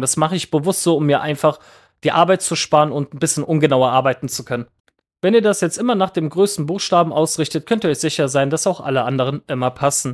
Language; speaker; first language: German; native; German